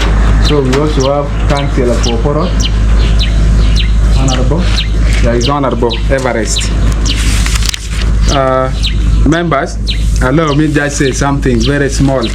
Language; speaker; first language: English; non-native, local second language; Acoli